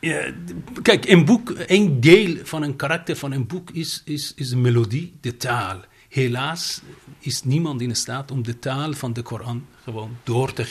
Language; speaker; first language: Dutch; non-native, fluent; Persian